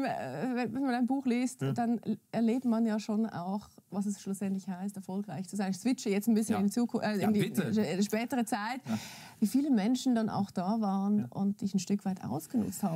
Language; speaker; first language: German; native; German